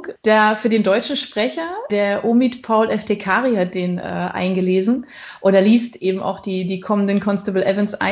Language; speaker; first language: German; native; German